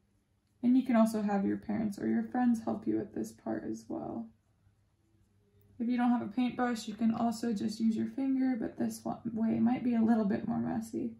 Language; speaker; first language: English; native; English